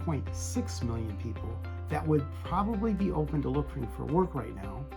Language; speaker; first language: English; native; English